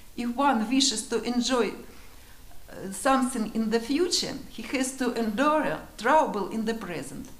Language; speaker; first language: English; non-native, learner; Russian